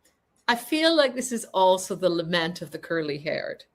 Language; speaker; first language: English; native; English